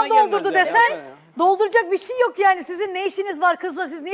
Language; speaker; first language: Turkish; native; Turkish